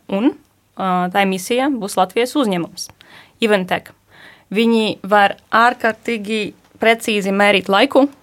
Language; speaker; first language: Latvian; non-native, fluent; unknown